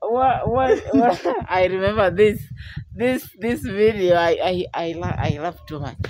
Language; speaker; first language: English; non-native, learner; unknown